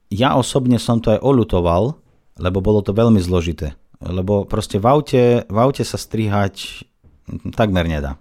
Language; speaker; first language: Slovak; non-native, fluent; Russian